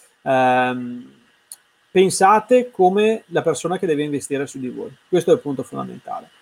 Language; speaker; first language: Italian; native; Italian